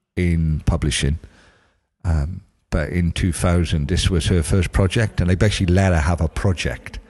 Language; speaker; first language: English; native; English